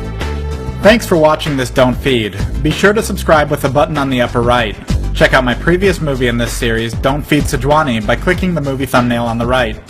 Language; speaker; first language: English; native; English